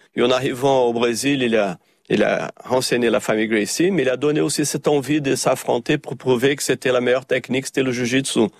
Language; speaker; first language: French; early bilingual, heritage; Portuguese